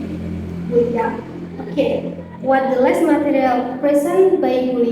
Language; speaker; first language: English; non-native, learner; Indonesian